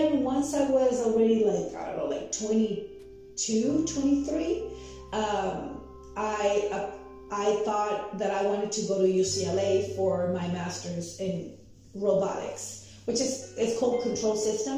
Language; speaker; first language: English; non-native, fluent; Spanish